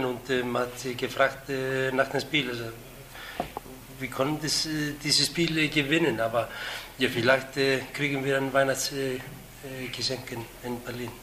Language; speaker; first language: German; non-native, fluent; Icelandic